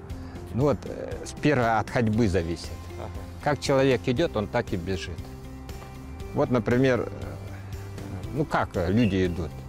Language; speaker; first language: Russian; native; Russian